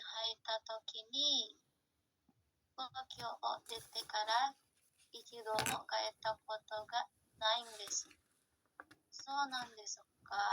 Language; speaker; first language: Japanese; non-native, learner; Indonesian